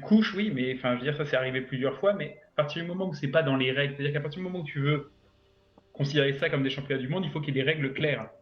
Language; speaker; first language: French; native; French